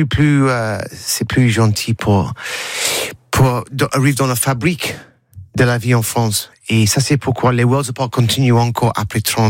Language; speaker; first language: French; non-native, learner; English